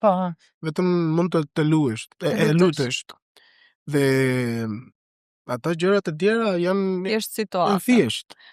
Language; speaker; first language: Albanian; non-native, learner; Spanish